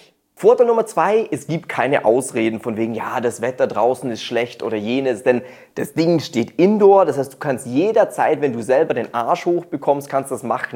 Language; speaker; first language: German; native; German